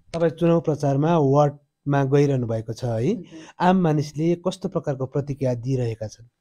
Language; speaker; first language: Nepali; native; Nepali